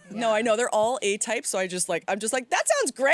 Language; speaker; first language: English; native; English